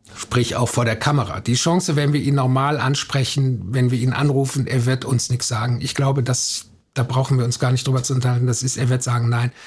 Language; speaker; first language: German; native; German